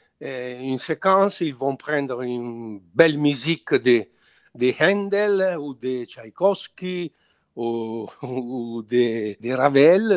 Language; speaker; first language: French; non-native, fluent; Italian